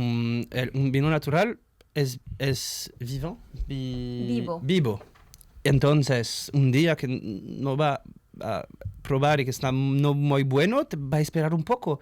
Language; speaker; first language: Spanish; non-native, learner; French